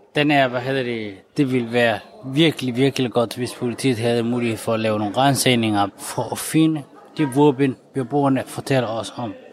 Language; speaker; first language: Danish; non-native, fluent; Somali